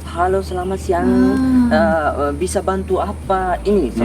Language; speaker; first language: Indonesian; non-native, learner; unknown